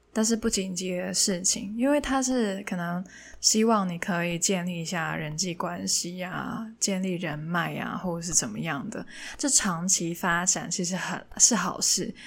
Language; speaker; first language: Chinese; non-native, local second language; Cantonese